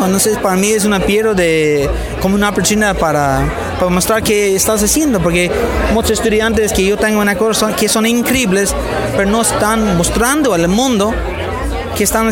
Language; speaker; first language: Spanish; non-native, fluent; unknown